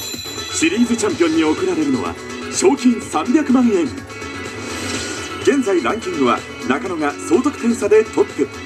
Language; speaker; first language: Japanese; native; Japanese